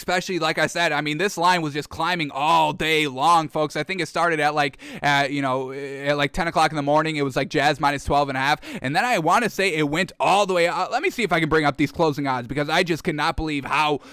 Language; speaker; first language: English; native; English